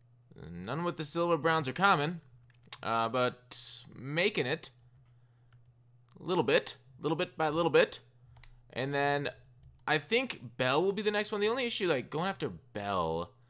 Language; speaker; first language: English; native; English